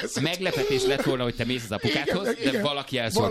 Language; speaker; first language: Hungarian; native; Hungarian